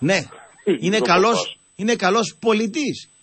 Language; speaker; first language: Greek; native; Greek